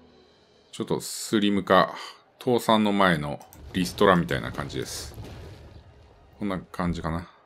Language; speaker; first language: Japanese; native; Japanese